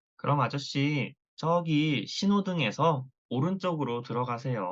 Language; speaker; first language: Korean; non-native, learner; Thai